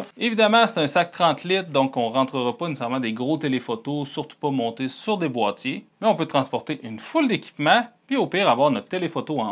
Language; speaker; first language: French; native; French